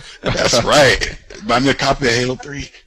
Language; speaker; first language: English; native; English